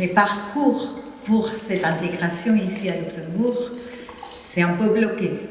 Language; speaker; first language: French; non-native, fluent; Spanish